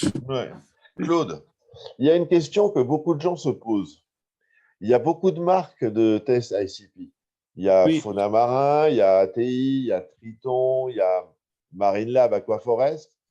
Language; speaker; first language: French; native; French